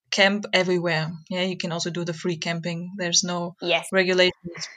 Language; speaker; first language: English; non-native, fluent; German